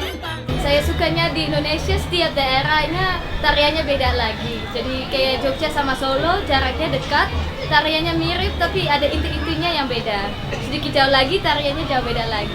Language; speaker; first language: Indonesian; non-native, fluent; Dutch